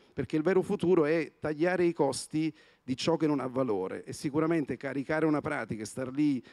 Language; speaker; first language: Italian; native; Italian